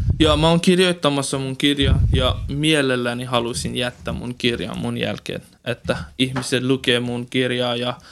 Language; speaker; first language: Finnish; non-native, learner; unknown